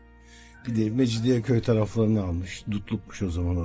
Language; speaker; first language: Turkish; native; Turkish